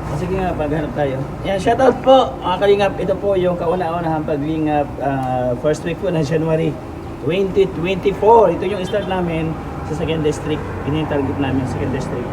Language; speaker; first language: Filipino; non-native, local second language; Waray